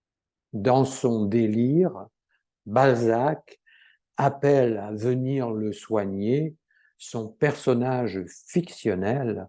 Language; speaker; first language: French; native; French